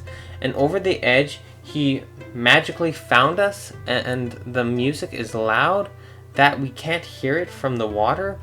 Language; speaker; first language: English; native; English